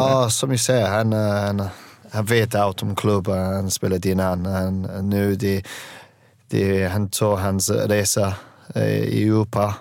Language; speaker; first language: Swedish; non-native, learner; English